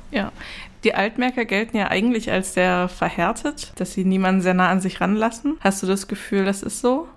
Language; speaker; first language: German; native; German